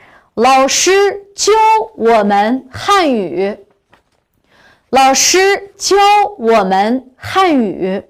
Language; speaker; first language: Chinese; non-native, local second language; Uyghur